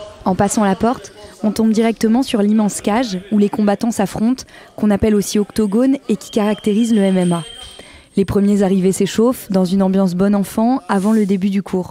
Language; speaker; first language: French; native; French